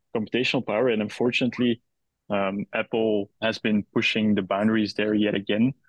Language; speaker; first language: English; non-native, fluent; Dutch